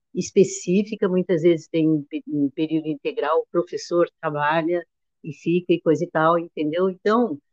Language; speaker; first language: Portuguese; native; Portuguese